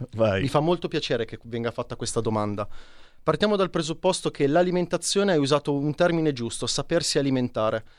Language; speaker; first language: Italian; native; Italian